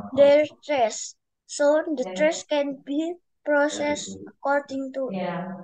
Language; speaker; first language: English; non-native, learner; Indonesian